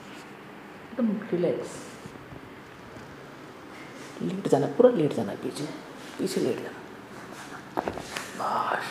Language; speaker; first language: Hindi; native; Hindi